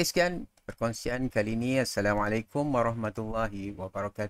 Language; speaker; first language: Malay; native; Malay